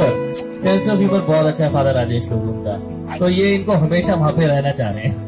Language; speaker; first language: Hindi; native; Hindi